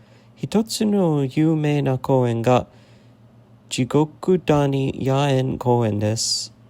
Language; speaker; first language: Japanese; non-native, learner; English